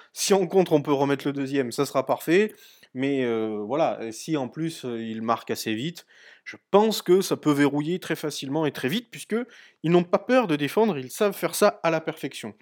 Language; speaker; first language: French; native; French